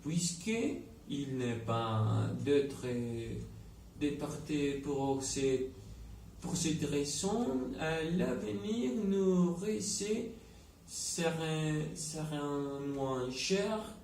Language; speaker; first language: French; non-native, learner; Spanish